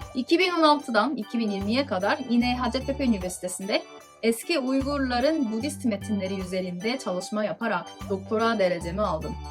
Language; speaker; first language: Turkish; non-native, fluent; Korean